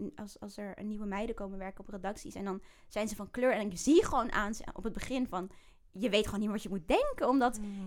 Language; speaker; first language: Dutch; native; Dutch